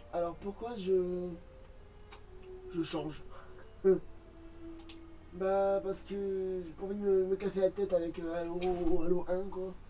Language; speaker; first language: French; native; French